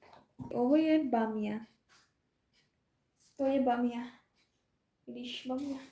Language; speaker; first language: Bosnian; non-native, learner; Filipino